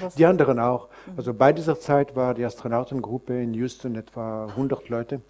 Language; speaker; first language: German; non-native, local second language; French